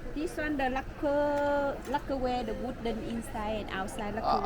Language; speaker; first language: English; non-native, learner; Vietnamese